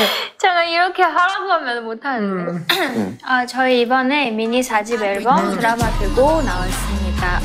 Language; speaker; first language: Korean; non-native, fluent; Chinese